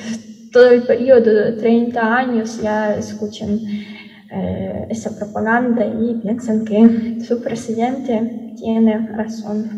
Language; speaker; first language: Spanish; non-native, fluent; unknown